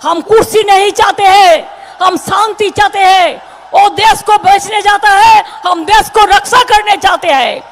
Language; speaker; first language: Hindi; non-native, local second language; Bangla